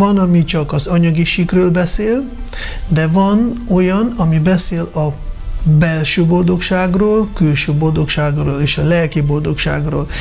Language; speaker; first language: Hungarian; non-native, fluent; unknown